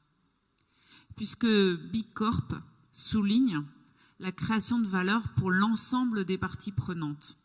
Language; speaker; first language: French; native; French